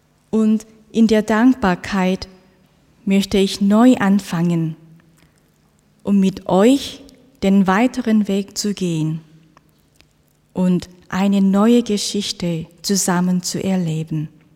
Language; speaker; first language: German; non-native, fluent; Korean